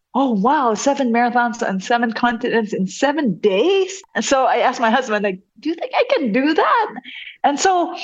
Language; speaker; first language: English; non-native, local second language; Hiligaynon